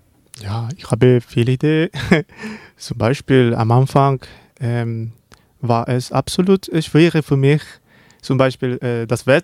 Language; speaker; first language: German; non-native, learner; Spanish